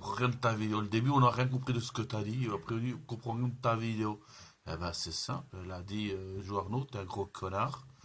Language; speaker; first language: French; native; French